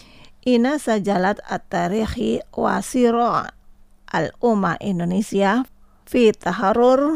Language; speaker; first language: Arabic; non-native, fluent; Indonesian